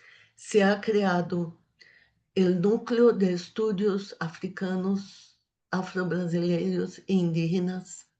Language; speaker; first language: Spanish; non-native, fluent; Portuguese